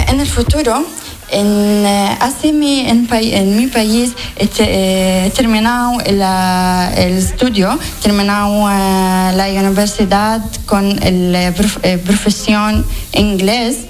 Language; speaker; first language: Spanish; non-native, learner; Arabic